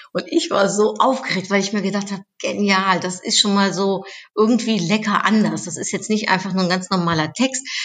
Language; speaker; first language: German; native; German